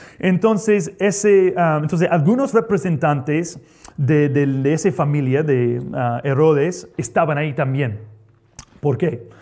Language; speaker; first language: Spanish; non-native, fluent; English